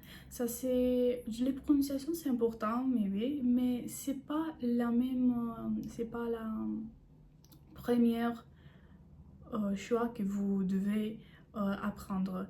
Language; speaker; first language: French; non-native, learner; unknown